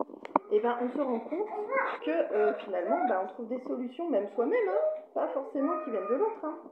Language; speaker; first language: French; native; French